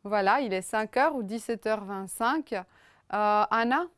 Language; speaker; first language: French; non-native, fluent; Romanian